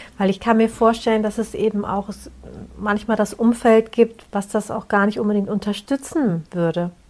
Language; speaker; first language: German; early bilingual, other home language; Turkish